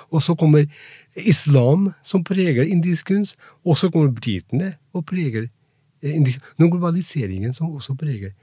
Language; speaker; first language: Norwegian; non-native, fluent; Punjabi